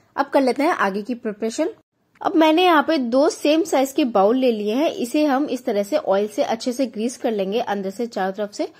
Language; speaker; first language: Hindi; native; Hindi